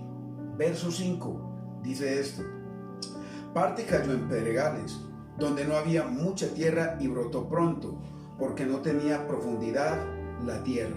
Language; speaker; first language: Spanish; native; Spanish